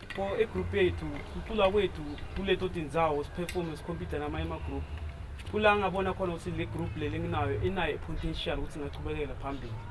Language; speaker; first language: Zulu; non-native, local second language; Swati